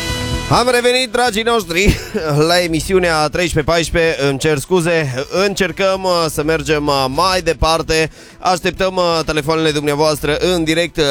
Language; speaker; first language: Romanian; native; Romanian